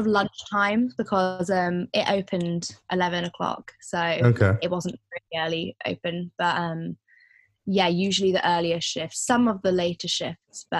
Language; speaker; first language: English; native; English